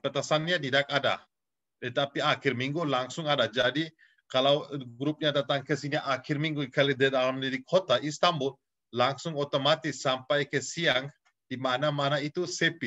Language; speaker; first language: Indonesian; non-native, fluent; Turkish